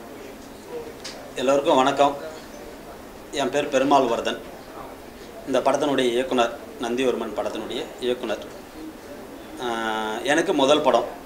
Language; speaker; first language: Tamil; native; Tamil